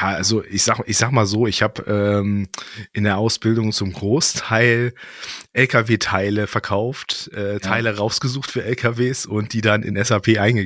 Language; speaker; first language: German; native; German